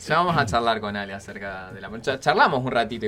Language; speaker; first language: Spanish; native; Spanish